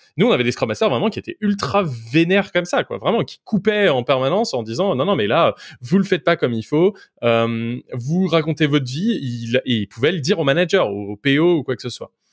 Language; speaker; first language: French; native; French